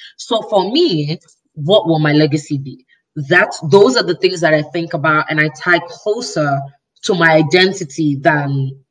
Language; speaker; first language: English; non-native, local second language; Yoruba